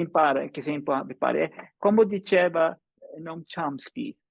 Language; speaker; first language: Italian; non-native, fluent; English